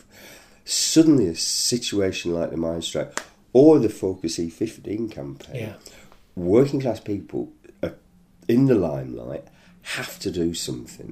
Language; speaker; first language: English; native; English